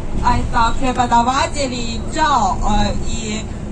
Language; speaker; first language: Russian; non-native, learner; Chinese